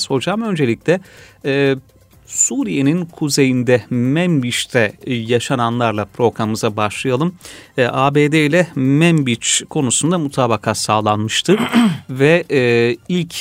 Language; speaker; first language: Turkish; native; Turkish